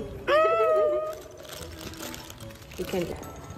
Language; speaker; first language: English; non-native, learner; Japanese